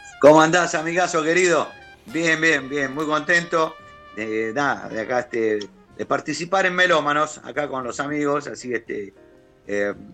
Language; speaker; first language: Spanish; native; Spanish